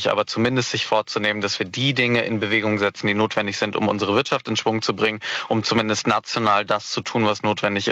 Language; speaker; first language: German; native; German